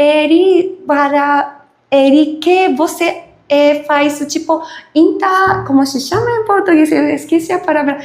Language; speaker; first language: Portuguese; non-native, learner; Japanese